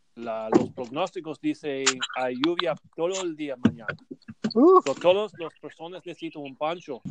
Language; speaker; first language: Spanish; non-native, learner; English